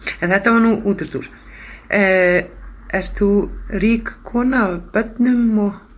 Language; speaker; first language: Icelandic; native; Icelandic